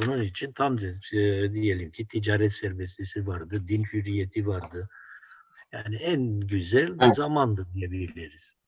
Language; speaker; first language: Turkish; non-native, local second language; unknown